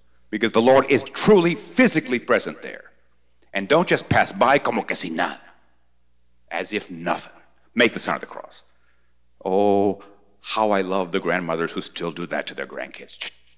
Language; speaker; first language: English; early bilingual, other home language; Spanish